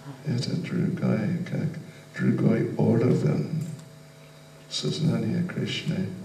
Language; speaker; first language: Russian; non-native, learner; English